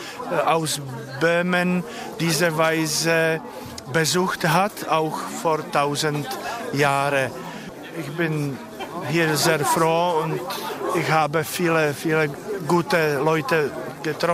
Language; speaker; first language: German; non-native, fluent; Czech